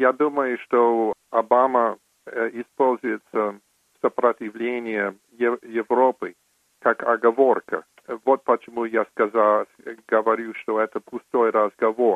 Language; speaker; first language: Russian; non-native, fluent; English